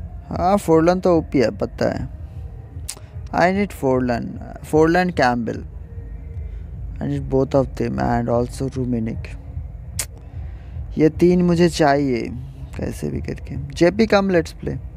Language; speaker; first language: Hindi; non-native, local second language; Bangla